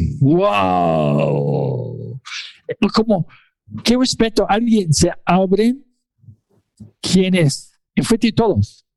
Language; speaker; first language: Spanish; non-native, fluent; English